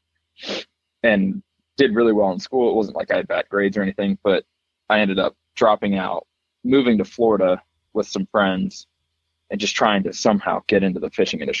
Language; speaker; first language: English; native; English